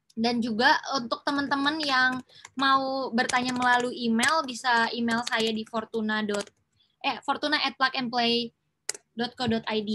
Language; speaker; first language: Indonesian; native; Indonesian